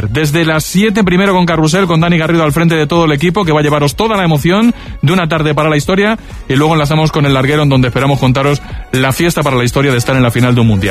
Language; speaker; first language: Spanish; native; Spanish